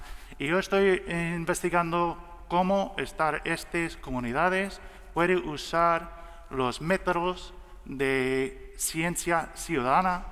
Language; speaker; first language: Spanish; non-native, learner; English